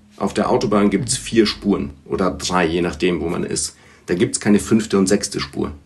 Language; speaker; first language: German; early bilingual, other home language; Bulgarian